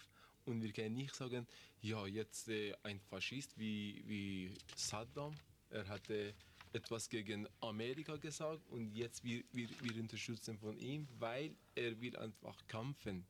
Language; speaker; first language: German; non-native, learner; Persian